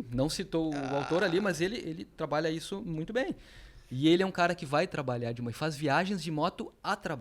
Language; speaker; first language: Portuguese; native; Portuguese